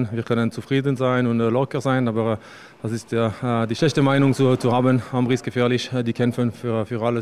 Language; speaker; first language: German; non-native, fluent; French